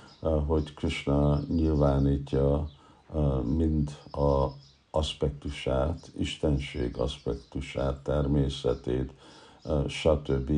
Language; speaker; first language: Hungarian; early bilingual, heritage; Hungarian